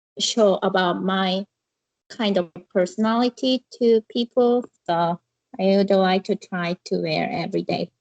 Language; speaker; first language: English; non-native, learner; Korean